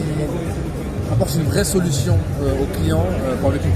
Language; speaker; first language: French; native; French